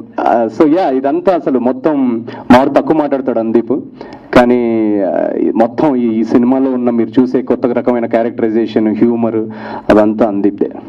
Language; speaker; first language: Telugu; native; Telugu